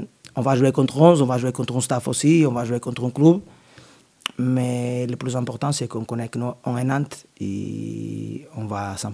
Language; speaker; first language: French; non-native, learner; Portuguese